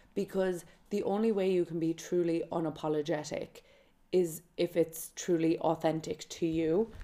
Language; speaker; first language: English; native; English